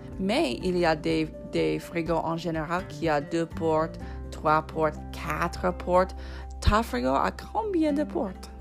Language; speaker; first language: French; non-native, fluent; English